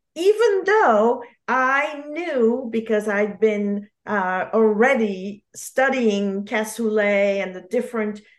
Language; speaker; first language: English; non-native, fluent; French